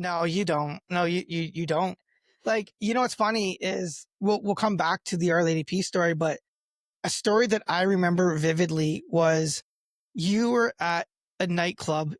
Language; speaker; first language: English; native; English